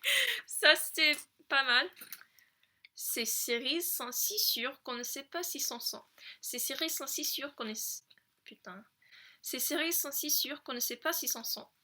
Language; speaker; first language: French; non-native, fluent; English